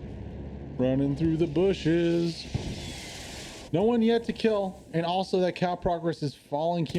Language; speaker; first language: English; native; English